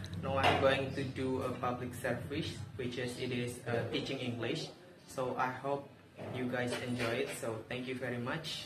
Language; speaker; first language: English; non-native, learner; Indonesian